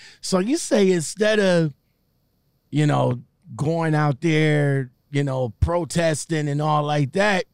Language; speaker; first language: English; native; English